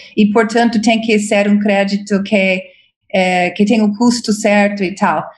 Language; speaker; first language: Portuguese; non-native, fluent; English